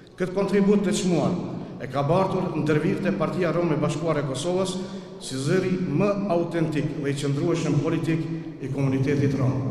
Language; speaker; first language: Albanian; non-native, local second language; Romany